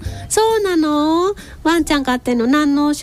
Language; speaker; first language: Japanese; native; Japanese